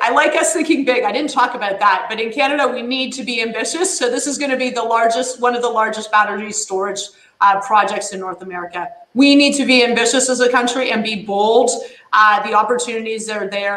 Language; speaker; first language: English; native; English